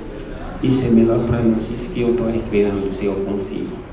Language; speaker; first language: Portuguese; non-native, learner; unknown